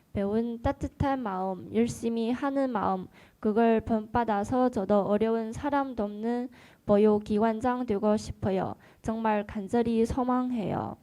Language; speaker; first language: Korean; non-native, learner; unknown